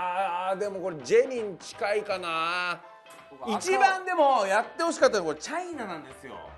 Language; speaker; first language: Japanese; native; Japanese